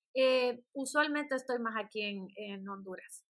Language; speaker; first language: Spanish; native; Spanish